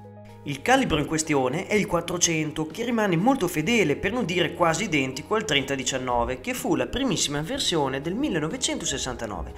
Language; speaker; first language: Italian; native; Italian